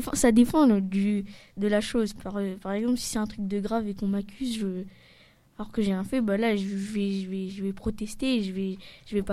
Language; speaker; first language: French; native; French